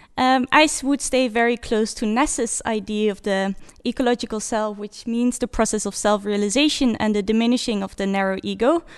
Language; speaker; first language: English; non-native, fluent; Dutch